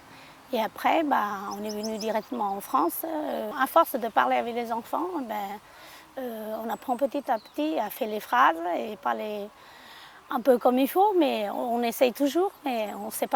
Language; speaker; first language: French; non-native, learner; Hmong